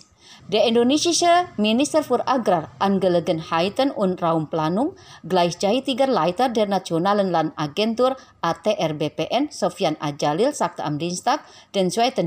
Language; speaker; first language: German; non-native, fluent; Indonesian